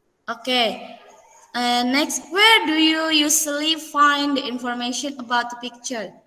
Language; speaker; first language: English; non-native, fluent; Indonesian